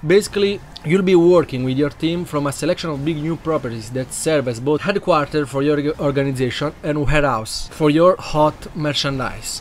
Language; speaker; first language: English; non-native, learner; Italian